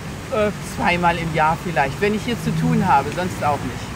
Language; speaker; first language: German; native; German